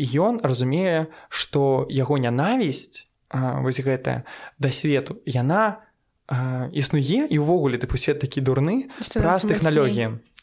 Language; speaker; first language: Belarusian; non-native, local second language; Russian